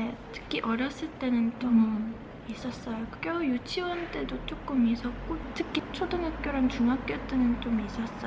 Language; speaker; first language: Korean; early bilingual, heritage; Czech